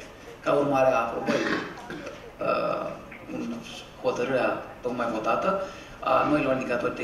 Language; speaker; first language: Romanian; native; Romanian